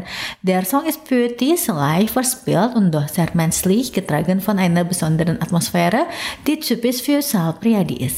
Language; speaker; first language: German; non-native, fluent; Indonesian